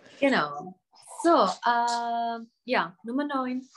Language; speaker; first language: German; non-native, fluent; Czech